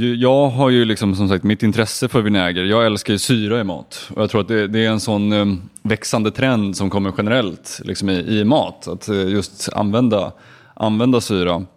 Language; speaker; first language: Swedish; native; Swedish